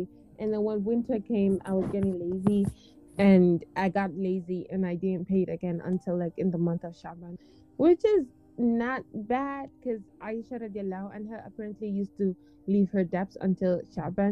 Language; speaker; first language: English; non-native, local second language; Wolof